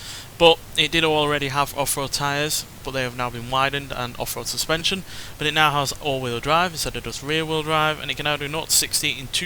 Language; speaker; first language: English; native; English